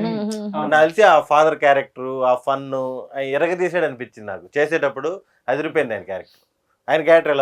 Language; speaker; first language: Telugu; native; Telugu